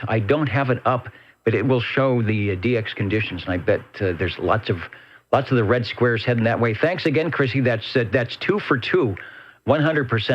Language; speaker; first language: English; native; English